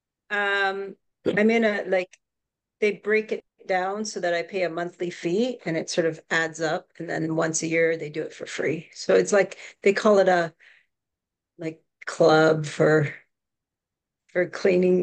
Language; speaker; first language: English; native; English